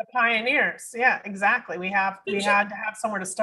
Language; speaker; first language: English; native; English